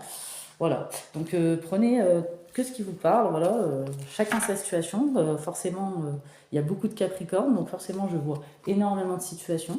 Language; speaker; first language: French; native; French